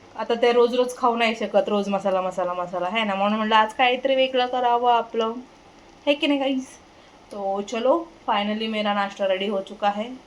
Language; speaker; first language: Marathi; non-native, local second language; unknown